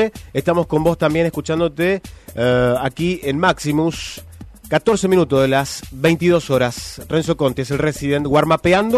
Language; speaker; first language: Spanish; native; Spanish